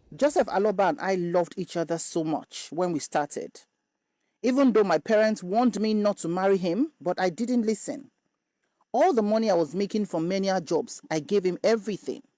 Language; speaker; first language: English; non-native, local second language; Yoruba